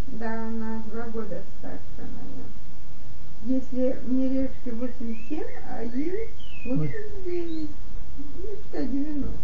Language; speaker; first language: Russian; non-native, local second language; Crimean Tatar